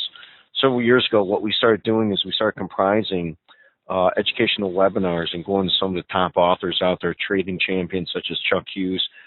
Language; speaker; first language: English; native; English